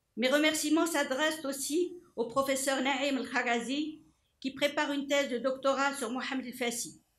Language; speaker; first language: French; non-native, local second language; Arabic